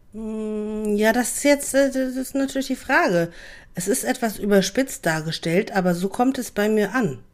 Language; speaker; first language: German; native; German